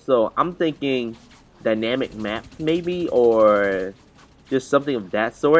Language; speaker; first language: English; native; English